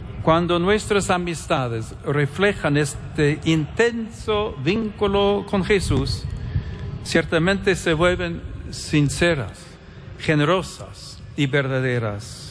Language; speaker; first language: Spanish; non-native, fluent; English